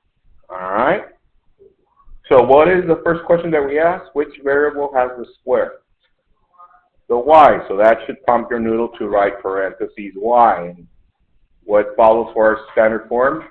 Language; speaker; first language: English; native; English